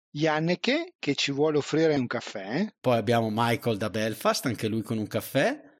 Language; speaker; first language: Italian; native; Italian